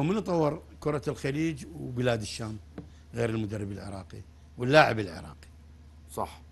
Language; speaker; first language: Arabic; native; Arabic